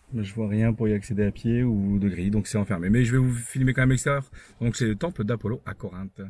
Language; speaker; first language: French; native; French